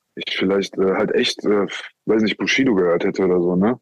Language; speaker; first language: German; native; German